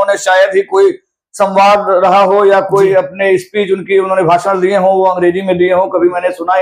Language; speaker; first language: Hindi; native; Hindi